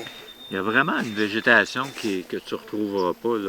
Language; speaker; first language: French; native; French